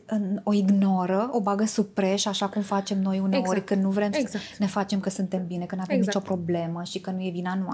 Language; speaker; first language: Romanian; native; Romanian